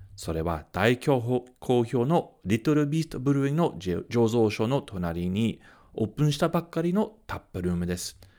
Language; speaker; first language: Japanese; non-native, fluent; English